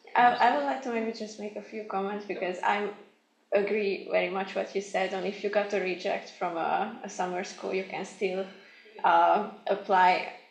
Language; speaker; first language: English; non-native, fluent; Hungarian